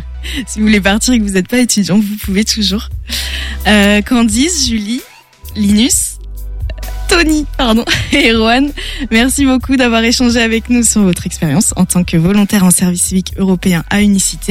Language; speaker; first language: French; native; French